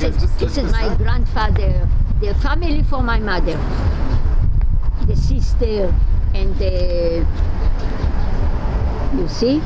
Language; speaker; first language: English; non-native, learner; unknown